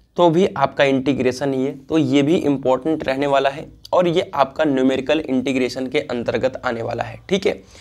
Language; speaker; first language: Hindi; native; Hindi